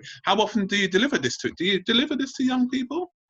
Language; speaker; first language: English; native; English